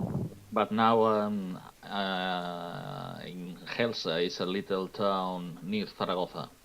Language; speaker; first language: English; non-native, learner; Catalan